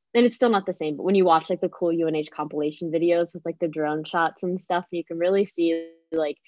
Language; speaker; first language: English; native; English